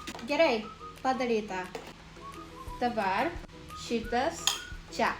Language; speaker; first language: Lithuanian; non-native, learner; Japanese